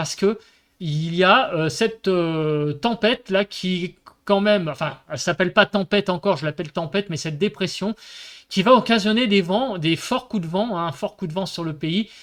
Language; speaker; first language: French; native; French